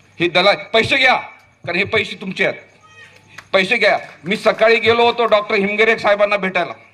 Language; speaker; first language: Marathi; native; Marathi